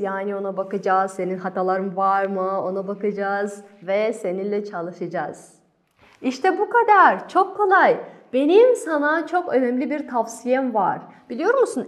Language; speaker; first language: Turkish; non-native, fluent; Kazakh